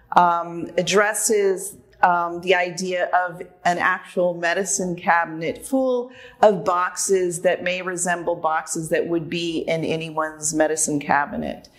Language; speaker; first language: English; native; English